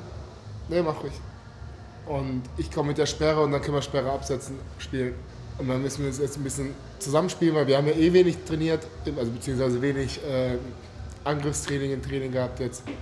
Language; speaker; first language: German; native; German